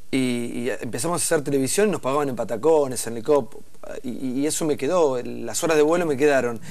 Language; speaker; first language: Spanish; native; Spanish